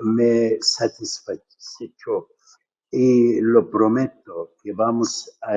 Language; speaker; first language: Spanish; non-native, fluent; Arabic